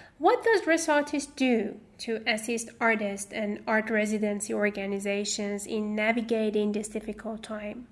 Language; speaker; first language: English; non-native, fluent; Persian